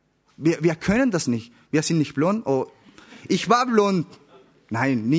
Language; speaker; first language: German; non-native, learner; Spanish